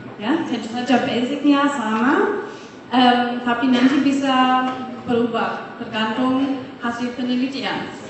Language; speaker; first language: Indonesian; non-native, fluent; German